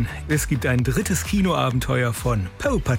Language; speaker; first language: German; native; German